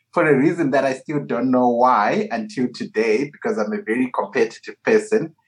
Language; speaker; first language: English; non-native, local second language; Shona